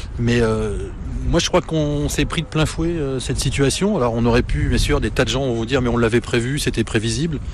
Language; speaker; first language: French; native; French